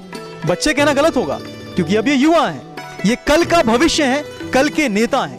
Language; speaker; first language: Hindi; native; Hindi